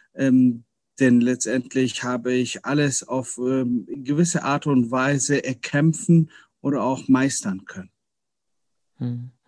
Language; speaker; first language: German; early bilingual, other home language; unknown